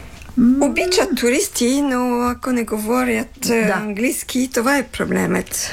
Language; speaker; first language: Bulgarian; non-native, fluent; French